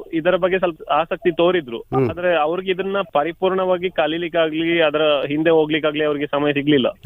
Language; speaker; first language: Kannada; non-native, local second language; Kodava